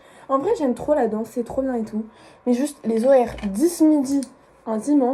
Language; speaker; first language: French; native; French